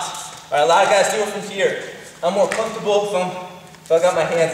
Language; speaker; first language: English; native; English